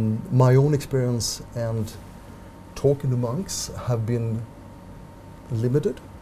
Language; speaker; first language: English; non-native, fluent; Swedish